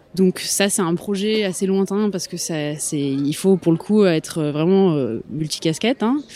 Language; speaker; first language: French; native; French